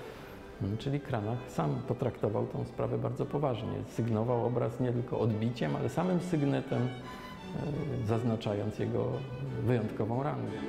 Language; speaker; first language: Polish; native; Polish